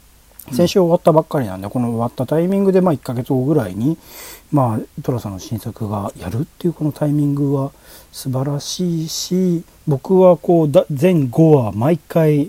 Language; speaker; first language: Japanese; native; Japanese